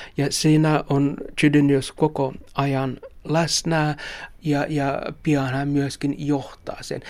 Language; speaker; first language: Finnish; non-native, local second language; Swedish